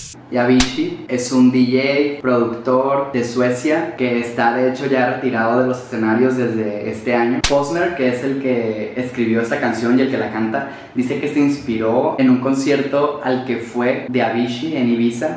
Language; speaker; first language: Spanish; native; Spanish